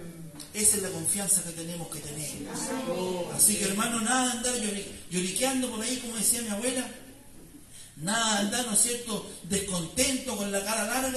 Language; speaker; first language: Spanish; native; Spanish